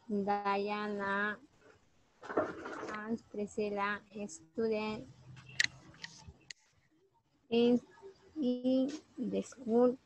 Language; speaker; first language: English; non-native, learner; Spanish